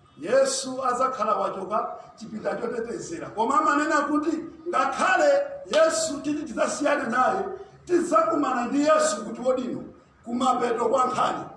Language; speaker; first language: Nyanja; native; Nyanja